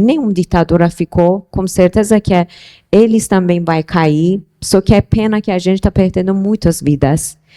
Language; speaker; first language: Portuguese; non-native, fluent; Persian